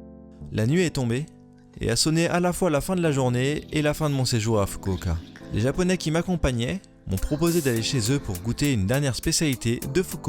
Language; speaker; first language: French; native; French